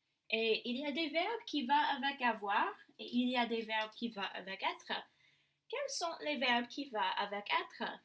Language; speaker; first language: French; non-native, learner; English